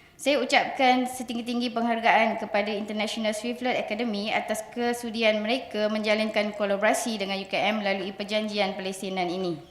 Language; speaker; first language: Malay; native; Malay